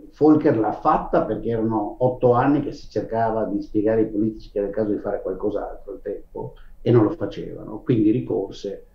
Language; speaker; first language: Italian; native; Italian